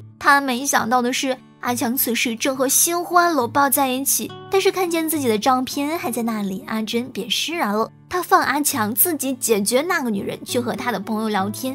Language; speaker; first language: Chinese; native; Chinese